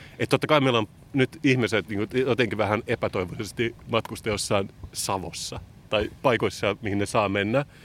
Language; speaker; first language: Finnish; native; Finnish